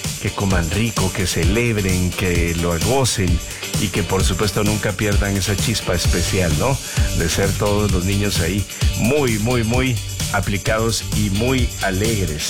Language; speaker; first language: Spanish; native; Spanish